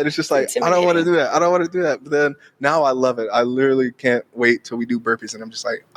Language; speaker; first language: English; native; English